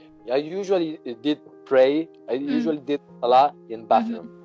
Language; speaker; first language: English; non-native, learner; Italian